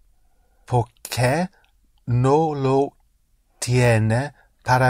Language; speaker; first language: Spanish; non-native, learner; English